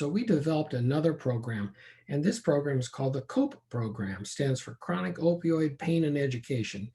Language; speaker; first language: English; native; English